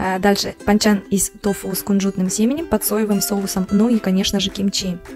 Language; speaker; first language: Russian; native; Russian